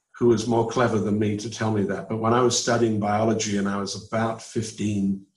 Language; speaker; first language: English; native; English